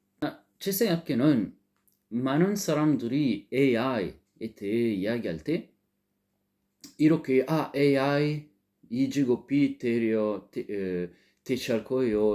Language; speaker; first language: Korean; non-native, learner; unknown